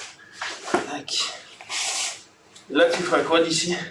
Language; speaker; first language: French; native; French